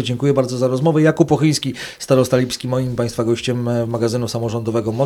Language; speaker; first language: Polish; native; Polish